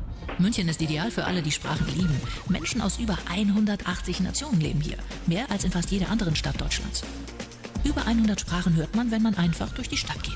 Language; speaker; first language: German; native; German